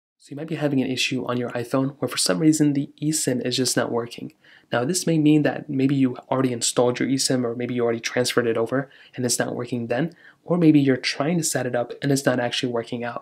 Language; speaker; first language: English; native; English